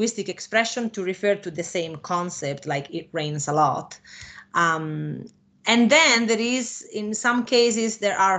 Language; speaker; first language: English; non-native, fluent; Italian